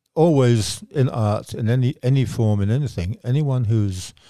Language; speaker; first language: English; native; English